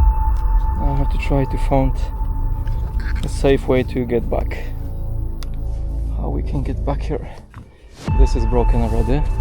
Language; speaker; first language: English; non-native, fluent; Polish